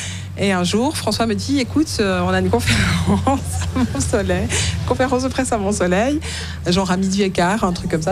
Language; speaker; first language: French; native; French